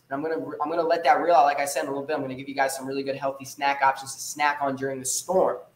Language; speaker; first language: English; native; English